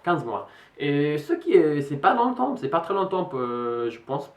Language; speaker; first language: French; non-native, fluent; English